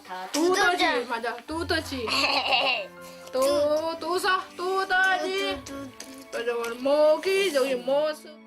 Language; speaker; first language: Korean; non-native, learner; Vietnamese